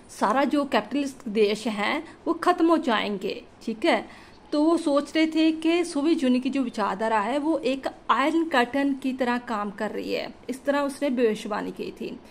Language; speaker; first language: Hindi; non-native, local second language; Punjabi